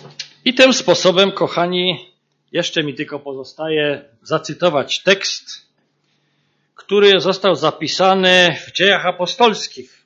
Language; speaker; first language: Polish; native; Polish